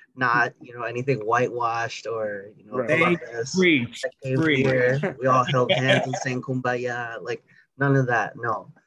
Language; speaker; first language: English; early bilingual, other home language; Spanish